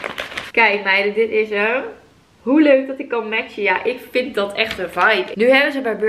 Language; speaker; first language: Dutch; native; Dutch